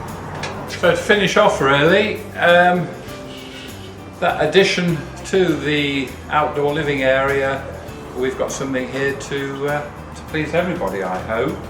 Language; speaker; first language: English; native; English